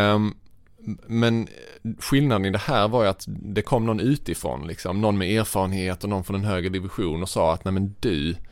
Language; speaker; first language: Swedish; native; Swedish